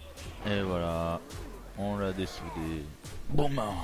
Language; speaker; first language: French; native; French